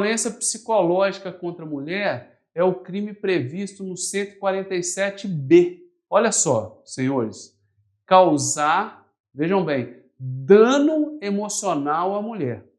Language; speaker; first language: Portuguese; native; Portuguese